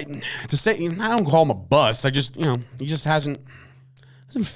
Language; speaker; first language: English; native; English